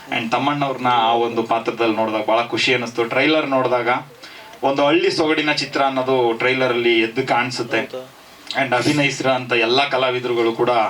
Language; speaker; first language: Kannada; native; Kannada